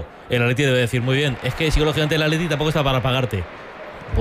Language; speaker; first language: Spanish; native; Spanish